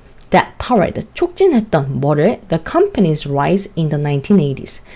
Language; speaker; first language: English; non-native, fluent; Korean